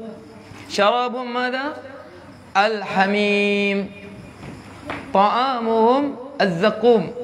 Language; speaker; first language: Arabic; non-native, fluent; Malay